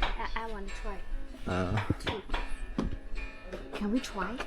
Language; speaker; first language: English; non-native, learner; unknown